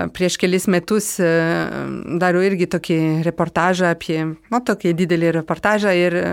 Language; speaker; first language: Lithuanian; non-native, fluent; French